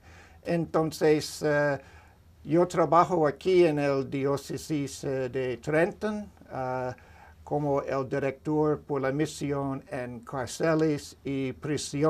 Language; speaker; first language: Spanish; non-native, fluent; English